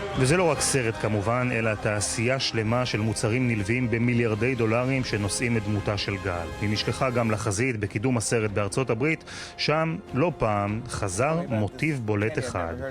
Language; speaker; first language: Hebrew; native; Hebrew